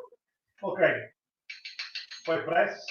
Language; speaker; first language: English; non-native, learner; Italian